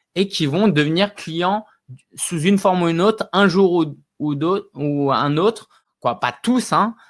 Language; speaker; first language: French; native; French